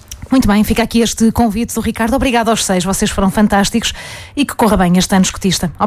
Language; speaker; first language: Portuguese; native; Portuguese